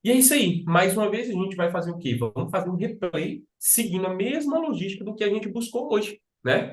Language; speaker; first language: Portuguese; native; Portuguese